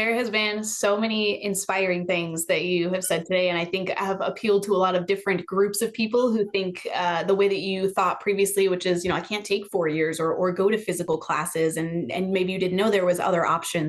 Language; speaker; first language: English; native; English